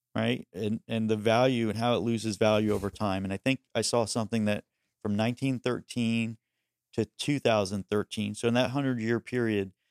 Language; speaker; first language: English; early bilingual, other home language; Spanish